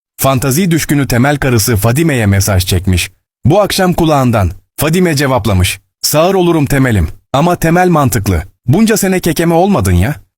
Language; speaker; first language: Turkish; native; Turkish